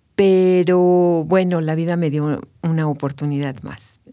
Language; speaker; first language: Spanish; native; Spanish